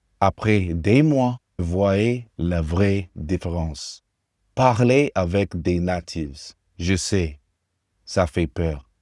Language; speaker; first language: French; non-native, fluent; English